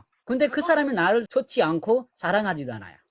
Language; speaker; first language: Korean; non-native, learner; Nepali